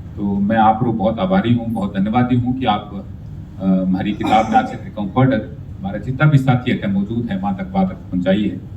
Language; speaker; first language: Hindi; non-native, local second language; Punjabi